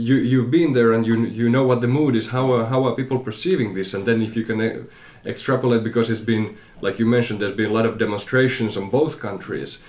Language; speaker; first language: English; non-native, fluent; Macedonian